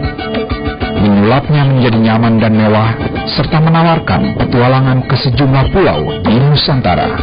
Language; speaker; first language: Indonesian; native; Indonesian